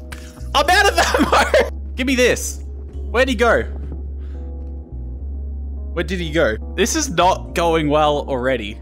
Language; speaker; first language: English; native; English